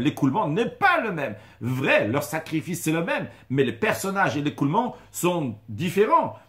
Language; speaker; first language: French; native; French